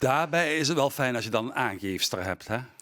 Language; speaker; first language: Dutch; native; Dutch